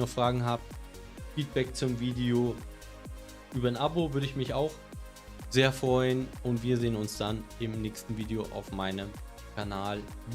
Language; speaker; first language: German; native; German